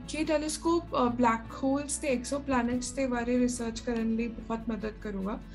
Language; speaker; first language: Punjabi; non-native, local second language; Tamil